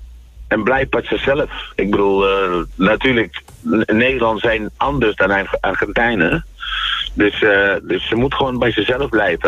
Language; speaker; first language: Dutch; non-native, fluent; Spanish